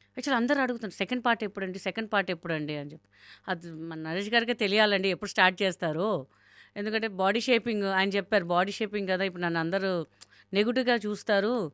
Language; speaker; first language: Telugu; non-native, local second language; Hindi